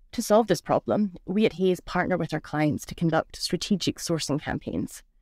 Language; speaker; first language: English; native; English